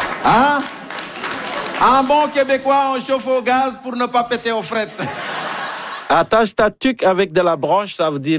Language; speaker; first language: French; native; French